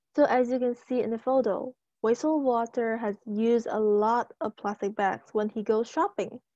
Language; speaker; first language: English; non-native, local second language; Chinese